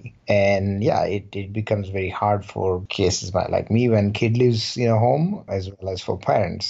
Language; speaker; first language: English; non-native, local second language; Rajasthani